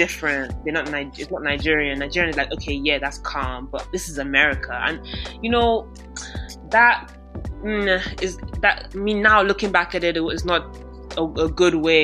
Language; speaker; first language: English; non-native, local second language; Yoruba